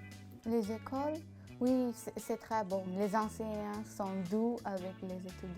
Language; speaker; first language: French; non-native, learner; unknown